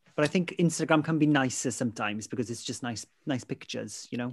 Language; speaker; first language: English; non-native, local second language; Welsh